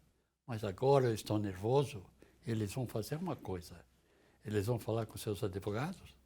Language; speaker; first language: Portuguese; non-native, fluent; English